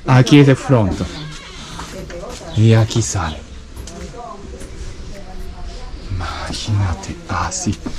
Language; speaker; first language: Spanish; non-native, learner; Japanese